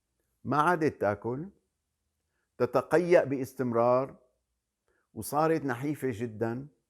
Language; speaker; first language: Arabic; native; Arabic